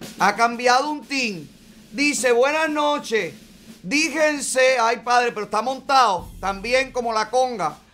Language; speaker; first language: Spanish; native; Spanish